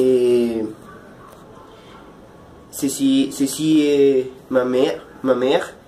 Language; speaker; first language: French; non-native, learner; Spanish